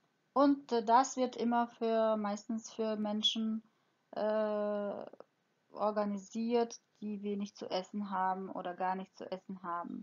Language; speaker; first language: German; non-native, fluent; Croatian